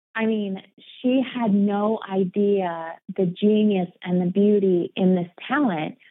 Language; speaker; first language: English; native; English